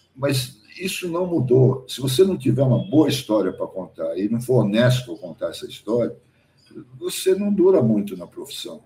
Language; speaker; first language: Portuguese; early bilingual, other home language; German